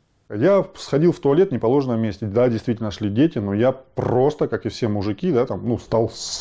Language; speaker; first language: Russian; native; Russian